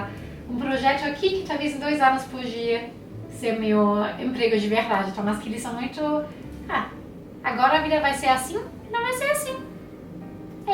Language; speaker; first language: Portuguese; non-native, fluent; German